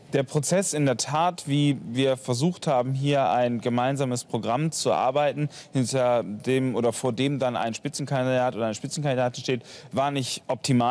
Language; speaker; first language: German; native; German